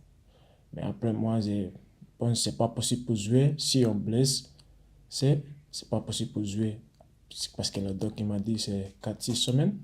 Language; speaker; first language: French; non-native, learner; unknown